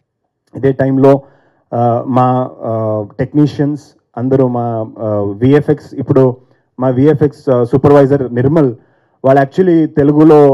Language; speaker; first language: Telugu; non-native, fluent; Kannada